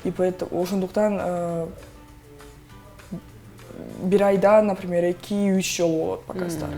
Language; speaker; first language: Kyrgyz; non-native, local second language; Russian